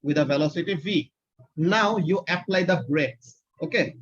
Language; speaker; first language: English; non-native, local second language; Bangla